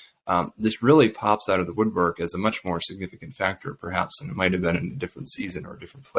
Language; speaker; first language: English; native; English